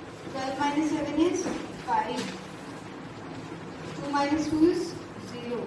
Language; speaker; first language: English; non-native, local second language; Hindi